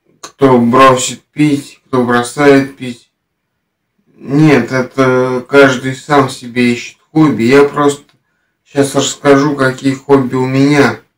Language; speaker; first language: Russian; native; Russian